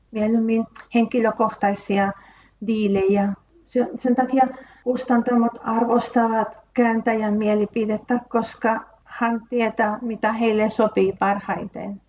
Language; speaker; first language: Finnish; non-native, fluent; Spanish